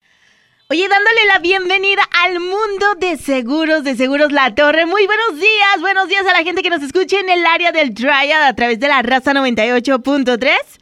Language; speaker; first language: Spanish; native; Spanish